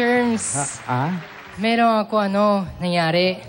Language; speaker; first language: Filipino; non-native, learner; Japanese